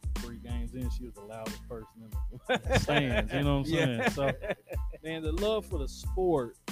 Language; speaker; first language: English; native; English